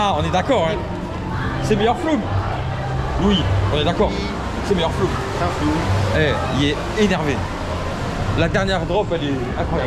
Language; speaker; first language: French; native; French